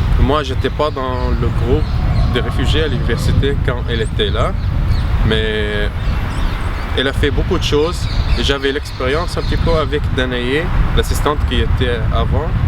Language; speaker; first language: French; non-native, fluent; Arabic